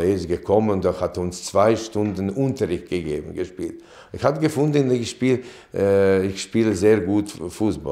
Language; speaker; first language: German; non-native, fluent; Latvian